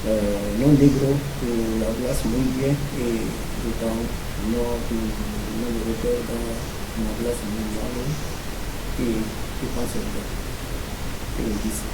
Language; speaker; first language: Spanish; non-native, learner; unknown